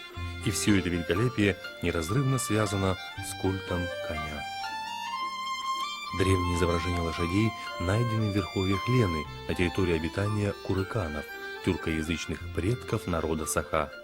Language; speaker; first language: Russian; native; Russian